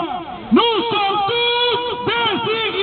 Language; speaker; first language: French; non-native, fluent; Arabic